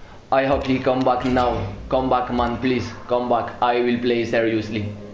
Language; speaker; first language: English; non-native, learner; French